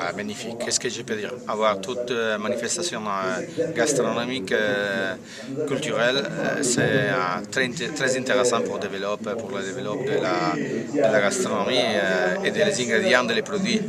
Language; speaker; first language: French; non-native, learner; Spanish